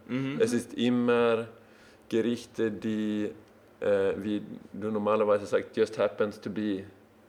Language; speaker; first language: German; non-native, learner; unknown